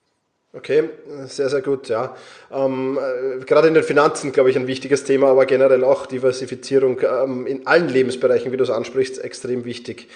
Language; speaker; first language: German; native; German